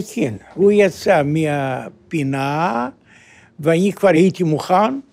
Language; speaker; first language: Hebrew; non-native, fluent; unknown